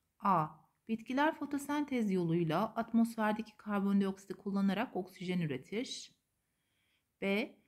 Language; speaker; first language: Turkish; native; Turkish